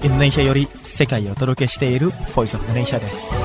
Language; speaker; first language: Japanese; non-native, fluent; Indonesian